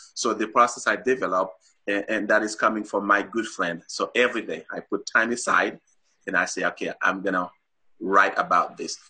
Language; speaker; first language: English; non-native, fluent; Haitian Creole